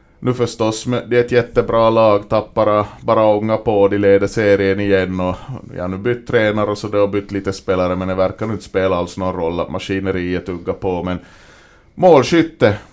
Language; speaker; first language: Swedish; native; Swedish